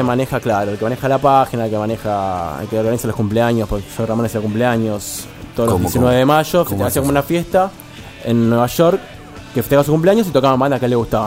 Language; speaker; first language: Spanish; native; Spanish